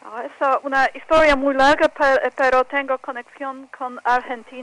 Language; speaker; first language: Spanish; non-native, fluent; Polish